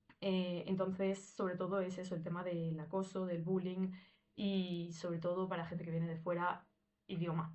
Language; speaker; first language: Spanish; early bilingual, other home language; Russian